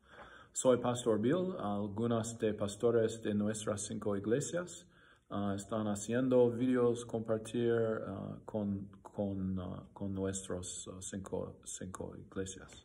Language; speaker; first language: Spanish; non-native, learner; English